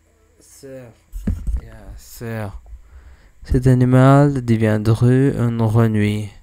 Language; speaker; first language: French; non-native, learner; English